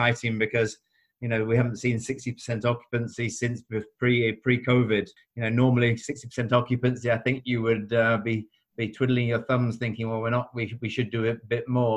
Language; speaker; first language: English; native; English